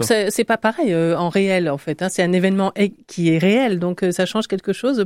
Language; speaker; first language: French; native; French